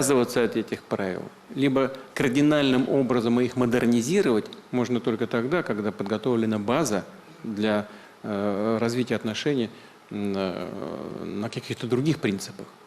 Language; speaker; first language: Russian; native; Russian